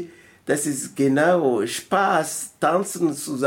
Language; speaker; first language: German; non-native, learner; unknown